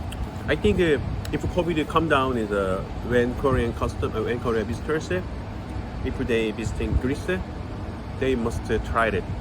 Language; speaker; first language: English; non-native, learner; Korean